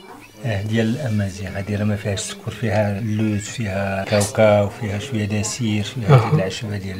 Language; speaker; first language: Arabic; native; Arabic